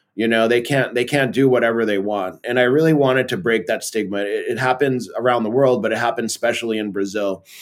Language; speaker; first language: English; early bilingual, other home language; Portuguese